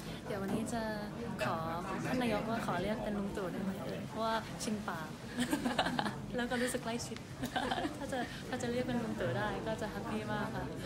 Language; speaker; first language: Thai; early bilingual, heritage; Thai